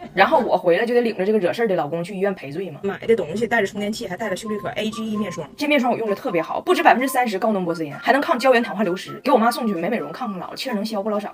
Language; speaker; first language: Chinese; native; Chinese